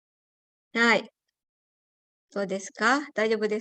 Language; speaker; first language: Japanese; non-native, fluent; Indonesian